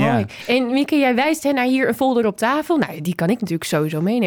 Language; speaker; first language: Dutch; native; Dutch